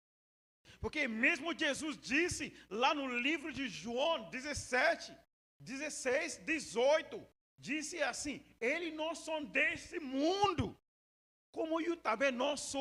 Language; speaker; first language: Portuguese; non-native, learner; Yoruba